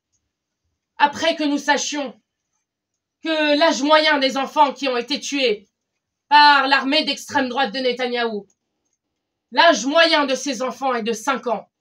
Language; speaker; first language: French; native; French